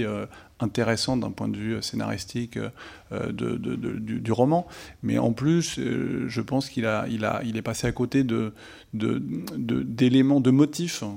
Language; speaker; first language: French; native; French